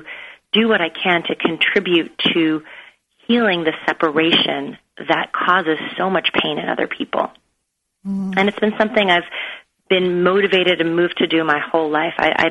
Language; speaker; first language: English; native; English